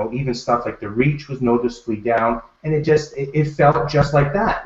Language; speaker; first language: English; native; English